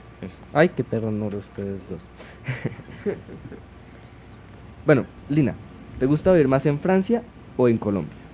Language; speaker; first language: Spanish; native; Spanish